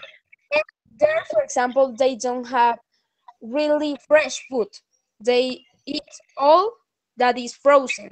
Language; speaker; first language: English; non-native, learner; Spanish